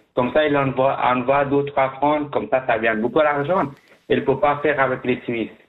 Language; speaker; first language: French; non-native, learner; Persian